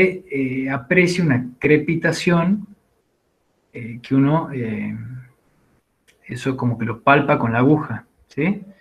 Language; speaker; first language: Spanish; native; Spanish